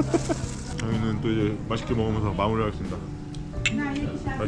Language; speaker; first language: Korean; native; Korean